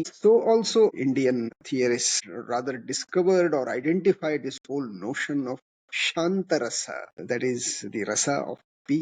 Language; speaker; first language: English; non-native, local second language; Kannada